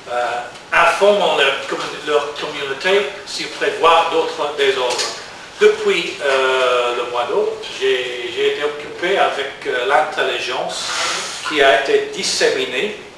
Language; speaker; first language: French; non-native, learner; English